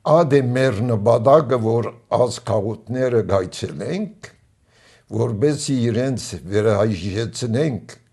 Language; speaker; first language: Armenian; native; Armenian